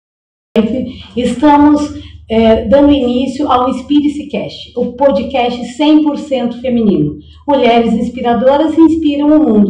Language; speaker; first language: Portuguese; native; Portuguese